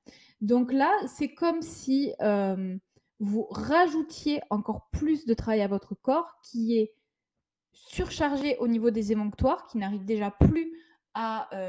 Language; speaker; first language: French; native; French